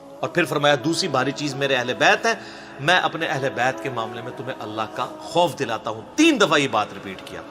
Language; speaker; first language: Urdu; native; Urdu